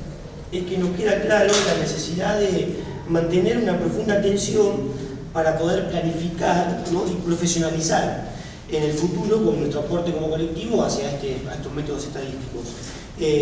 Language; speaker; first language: Spanish; native; Spanish